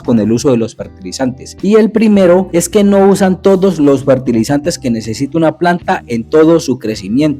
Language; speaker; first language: Spanish; native; Spanish